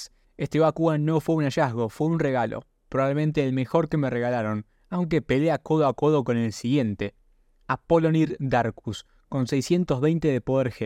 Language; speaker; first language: Spanish; native; Spanish